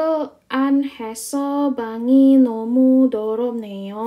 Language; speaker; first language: Korean; non-native, fluent; Indonesian